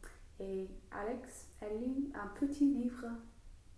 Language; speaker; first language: French; non-native, learner; English